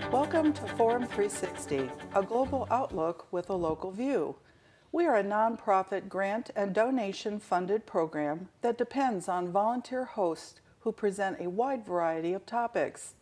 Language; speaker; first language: English; native; English